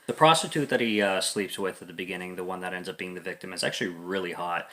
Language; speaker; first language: English; native; English